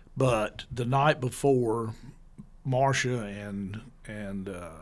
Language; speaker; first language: English; native; English